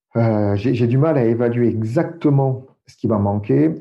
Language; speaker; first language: French; native; French